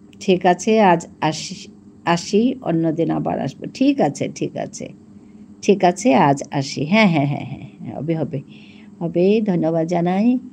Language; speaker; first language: Bangla; non-native, local second language; Manipuri